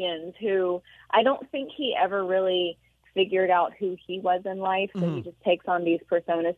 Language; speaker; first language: English; native; English